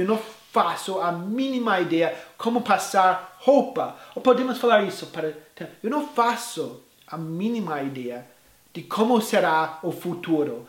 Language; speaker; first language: Portuguese; non-native, fluent; English